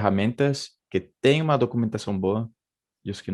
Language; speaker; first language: Portuguese; non-native, fluent; Spanish